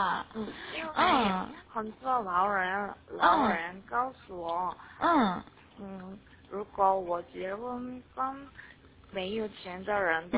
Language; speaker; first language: Chinese; non-native, learner; Korean